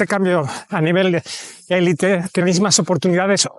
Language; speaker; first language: Spanish; native; Spanish